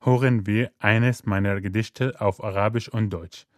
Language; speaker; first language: German; non-native, fluent; Arabic